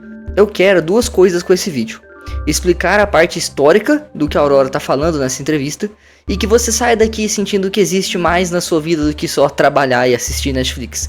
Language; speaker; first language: Portuguese; native; Portuguese